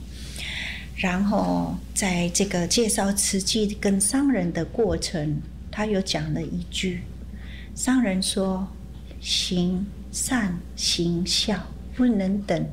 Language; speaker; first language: Chinese; early bilingual, heritage; Chinese